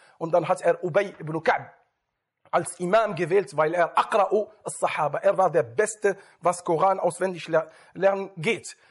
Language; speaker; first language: German; non-native, fluent; Arabic